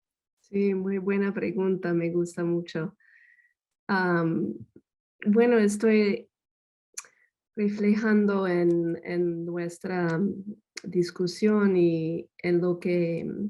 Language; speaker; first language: Spanish; non-native, fluent; English